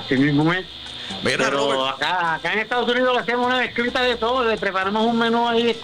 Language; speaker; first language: Spanish; early bilingual, heritage; Spanish